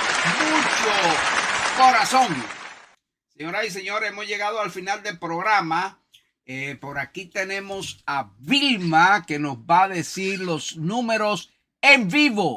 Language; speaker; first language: Spanish; native; Spanish